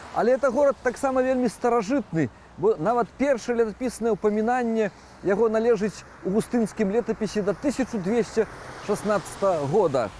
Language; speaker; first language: Belarusian; native; Belarusian